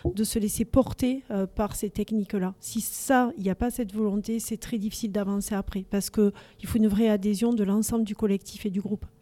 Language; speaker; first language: French; native; French